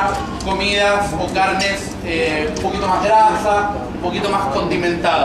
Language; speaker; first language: Spanish; native; Spanish